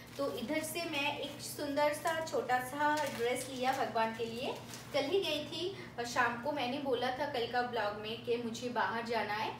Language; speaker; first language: Hindi; non-native, local second language; Bangla